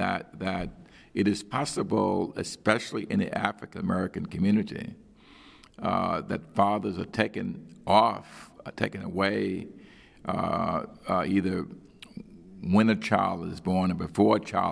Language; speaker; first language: English; native; English